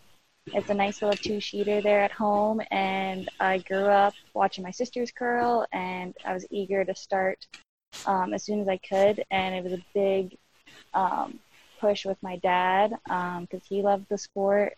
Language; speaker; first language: English; native; English